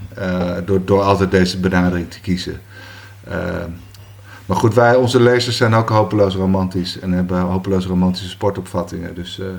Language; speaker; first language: Dutch; native; Dutch